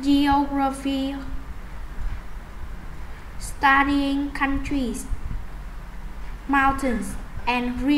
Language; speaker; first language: English; non-native, learner; Vietnamese